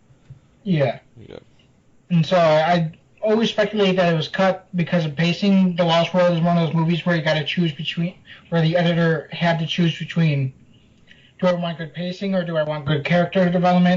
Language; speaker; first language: English; native; English